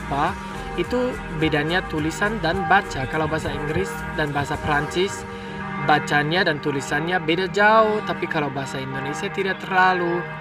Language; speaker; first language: Indonesian; non-native, fluent; German